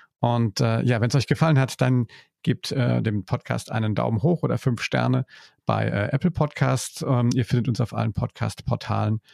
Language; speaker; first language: German; native; German